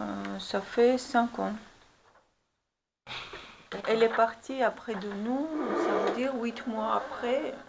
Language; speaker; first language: French; non-native, learner; Armenian